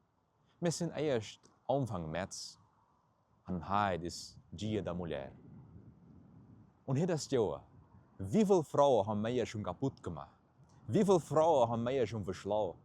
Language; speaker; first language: German; early bilingual, heritage; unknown